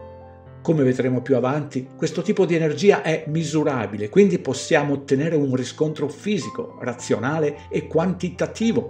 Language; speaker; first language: Italian; native; Italian